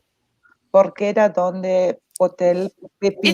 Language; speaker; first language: Spanish; non-native, learner; English